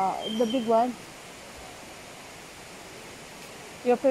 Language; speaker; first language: English; non-native, learner; Filipino